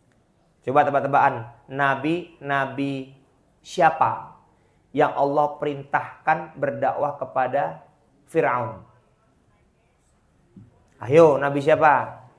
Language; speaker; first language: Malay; non-native, local second language; Javanese